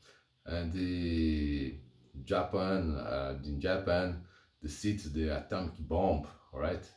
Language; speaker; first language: English; non-native, learner; Portuguese